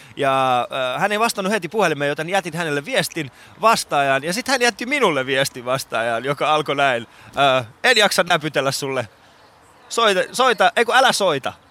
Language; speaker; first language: Finnish; native; Finnish